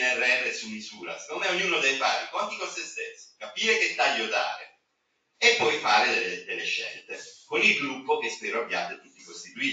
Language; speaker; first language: Italian; native; Italian